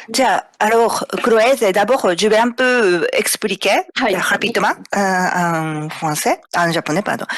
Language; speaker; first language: French; non-native, fluent; Japanese